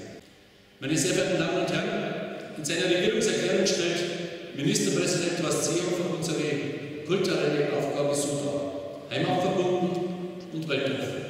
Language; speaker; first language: German; native; German